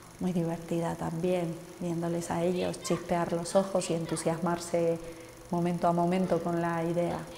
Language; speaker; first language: Spanish; native; Spanish